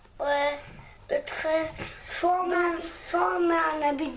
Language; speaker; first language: French; native; French